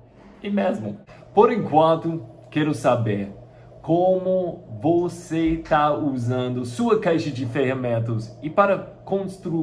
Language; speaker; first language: Portuguese; non-native, fluent; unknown